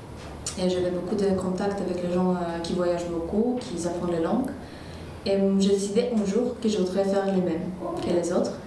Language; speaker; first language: French; non-native, fluent; Polish